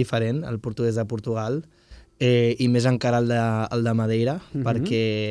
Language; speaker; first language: Catalan; non-native, fluent; Portuguese